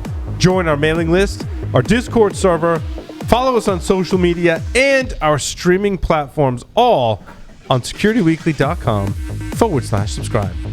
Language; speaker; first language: English; native; English